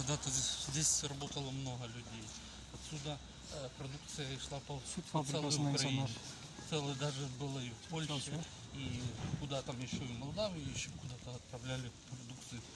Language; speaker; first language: Russian; non-native, local second language; Ukrainian